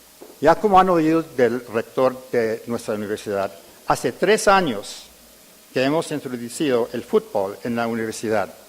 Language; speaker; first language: Spanish; early bilingual, heritage; English